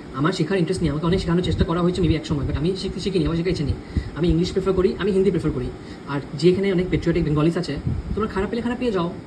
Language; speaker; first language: Bangla; early bilingual, heritage; Bangla